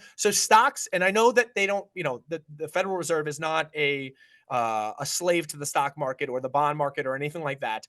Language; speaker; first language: English; native; English